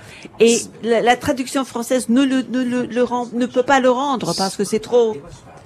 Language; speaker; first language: French; non-native, fluent; English